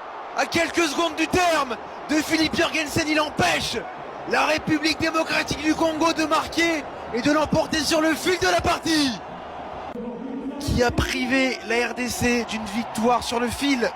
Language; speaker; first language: French; native; French